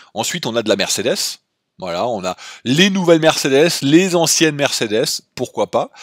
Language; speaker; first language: French; native; French